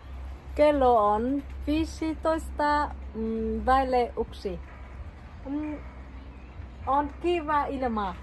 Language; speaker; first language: Finnish; non-native, learner; Vietnamese